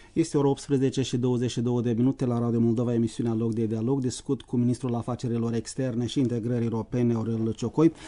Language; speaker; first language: Romanian; native; Romanian